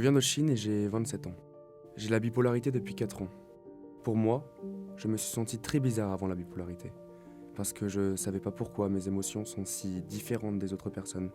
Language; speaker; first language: French; non-native, fluent; Chinese